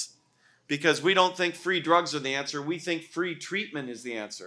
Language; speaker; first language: English; native; English